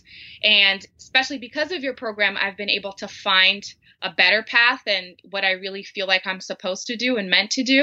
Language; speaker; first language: English; non-native, fluent; Portuguese